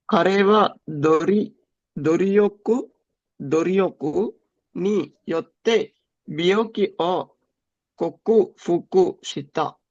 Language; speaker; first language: Japanese; non-native, learner; Sinhala